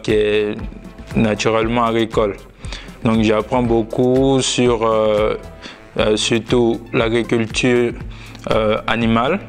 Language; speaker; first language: French; non-native, fluent; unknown